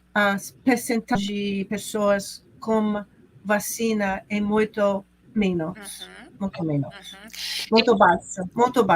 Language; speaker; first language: Portuguese; non-native, learner; English